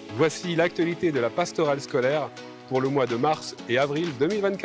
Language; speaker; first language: French; native; French